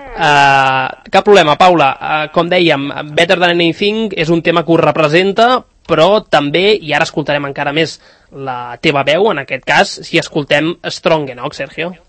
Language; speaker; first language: Catalan; native; Catalan